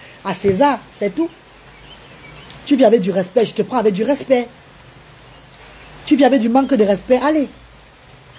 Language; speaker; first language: French; non-native, local second language; Lingala